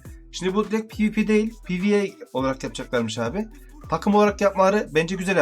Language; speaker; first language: Turkish; native; Turkish